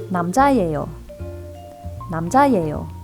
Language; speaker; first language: Korean; non-native, fluent; English